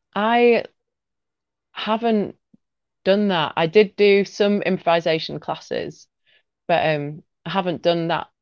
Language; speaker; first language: English; native; English